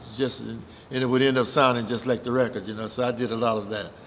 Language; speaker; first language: English; native; English